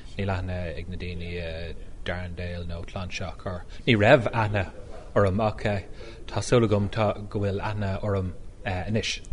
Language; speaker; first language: Irish; non-native, local second language; English